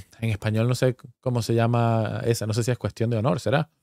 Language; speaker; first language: Spanish; native; Spanish